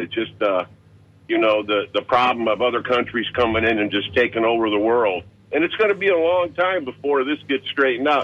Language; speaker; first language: English; native; English